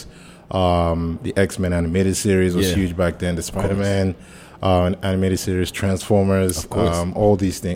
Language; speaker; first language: English; non-native, local second language; Yoruba